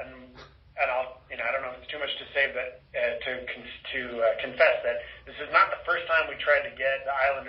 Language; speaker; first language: English; native; English